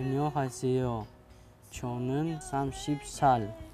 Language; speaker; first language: Korean; early bilingual, heritage; Russian